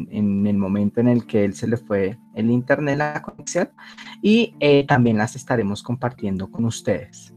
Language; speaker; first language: Spanish; native; Spanish